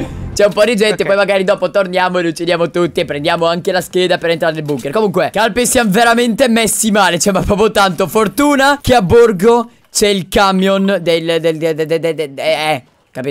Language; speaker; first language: Italian; native; Italian